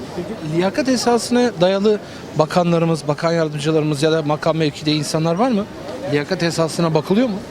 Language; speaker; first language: Turkish; native; Turkish